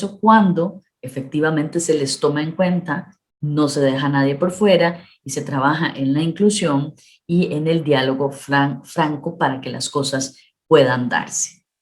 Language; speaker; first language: Spanish; native; Spanish